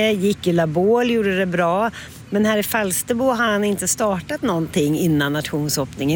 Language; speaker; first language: Swedish; native; Swedish